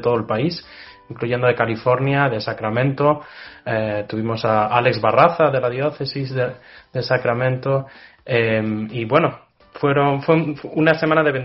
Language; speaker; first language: Spanish; native; Spanish